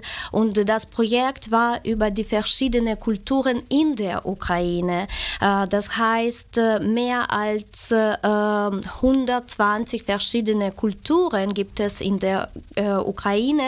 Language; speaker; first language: German; non-native, fluent; Ukrainian